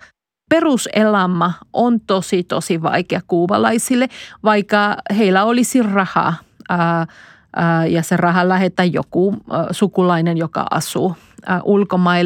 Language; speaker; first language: Finnish; non-native, fluent; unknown